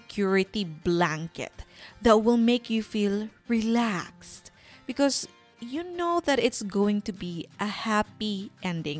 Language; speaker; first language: English; non-native, local second language; Bikol